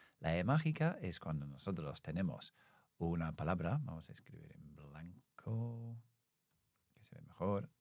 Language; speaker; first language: Spanish; non-native, fluent; English